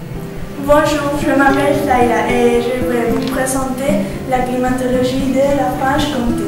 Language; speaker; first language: French; non-native, learner; Spanish